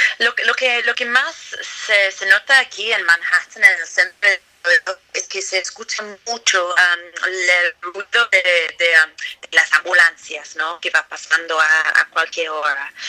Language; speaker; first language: Spanish; non-native, fluent; English